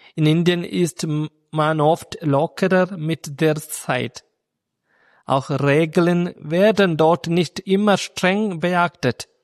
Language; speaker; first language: German; non-native, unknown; Malayalam